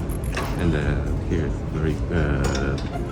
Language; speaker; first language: English; non-native, learner; Japanese